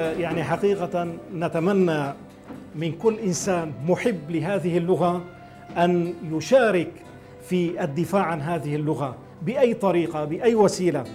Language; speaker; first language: Arabic; native; Arabic